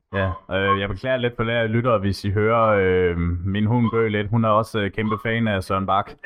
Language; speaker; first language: Danish; native; Danish